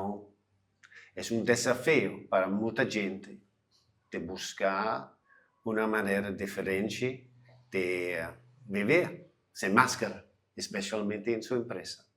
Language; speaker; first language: Portuguese; non-native, learner; English